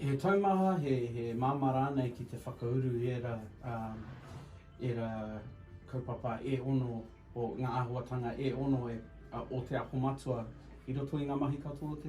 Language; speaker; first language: Māori; non-native, local second language; English